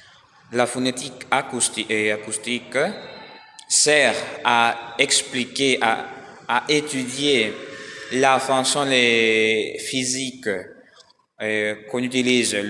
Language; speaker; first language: French; non-native, learner; Spanish